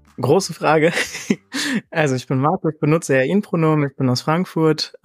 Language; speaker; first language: German; native; German